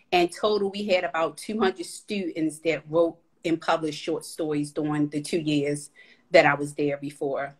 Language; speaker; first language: English; native; English